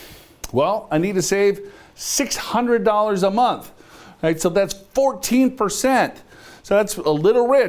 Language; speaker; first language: English; native; English